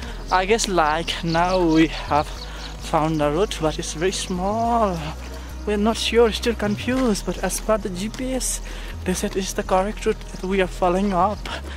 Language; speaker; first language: English; non-native, local second language; Nepali